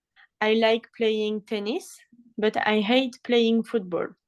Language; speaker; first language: English; non-native, fluent; French